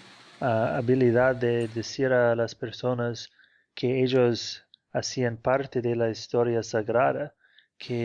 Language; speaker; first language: Spanish; non-native, fluent; Portuguese